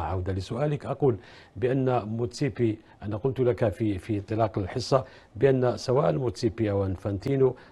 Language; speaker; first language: Arabic; native; Arabic